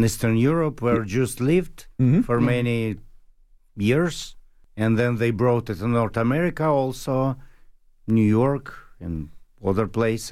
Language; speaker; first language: English; non-native, learner; Russian